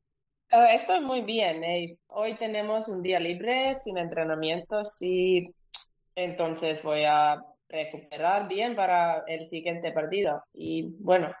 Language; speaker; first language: Spanish; non-native, learner; Finnish